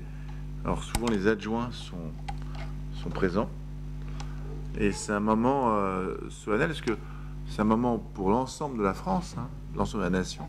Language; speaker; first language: French; native; French